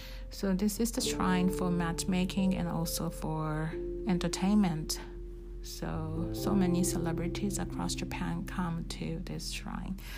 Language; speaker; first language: English; non-native, fluent; Japanese